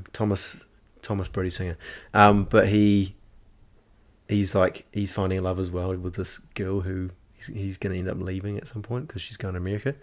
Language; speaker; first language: English; native; English